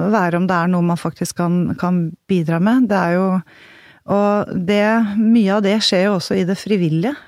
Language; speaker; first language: Norwegian; native; Norwegian